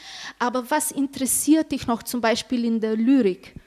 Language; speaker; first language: German; non-native, fluent; Slovenian